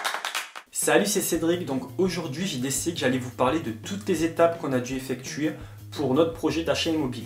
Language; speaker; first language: French; native; French